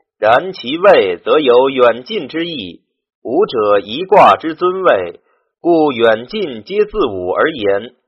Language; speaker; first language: Chinese; native; Chinese